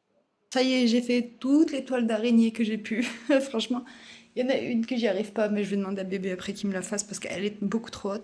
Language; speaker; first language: French; native; French